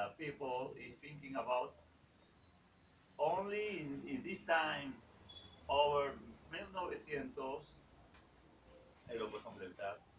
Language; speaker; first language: English; non-native, learner; Spanish